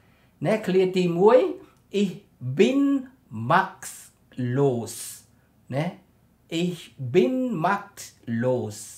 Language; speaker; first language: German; non-native, learner; Khmer